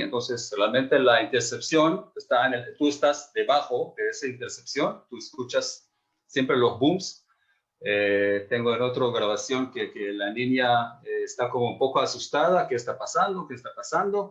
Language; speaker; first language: Spanish; non-native, fluent; Hebrew